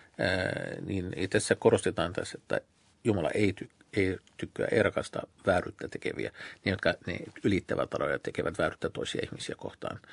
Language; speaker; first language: Finnish; non-native, fluent; Arabic